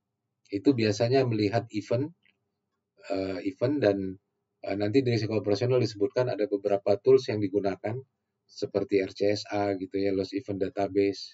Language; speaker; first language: Indonesian; native; Indonesian